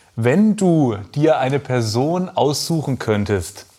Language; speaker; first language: German; native; German